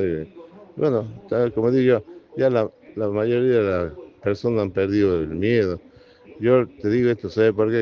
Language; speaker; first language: Spanish; native; Spanish